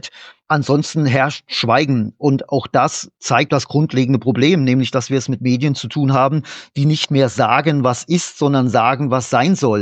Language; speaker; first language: German; native; German